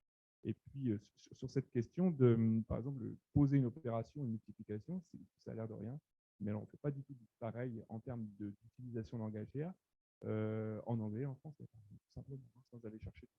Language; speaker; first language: French; native; French